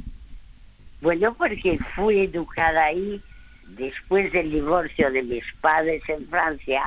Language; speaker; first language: Spanish; early bilingual, other home language; French